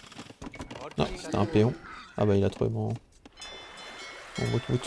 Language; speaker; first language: French; native; French